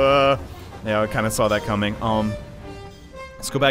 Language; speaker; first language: English; native; English